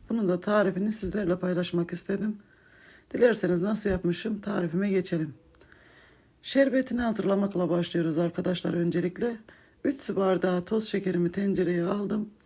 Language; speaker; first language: Turkish; native; Turkish